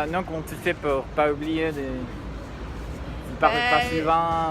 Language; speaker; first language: French; non-native, learner; Spanish